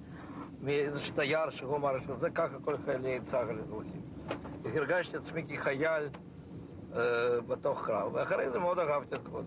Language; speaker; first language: Hebrew; non-native, fluent; Russian